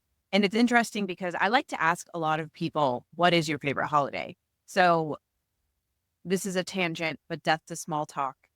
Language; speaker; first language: English; native; English